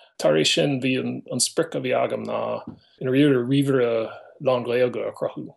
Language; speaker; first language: Irish; non-native, fluent; English